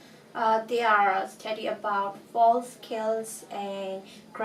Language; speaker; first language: English; non-native, learner; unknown